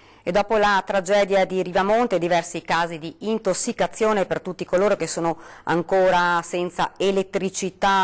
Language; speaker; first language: Italian; native; Italian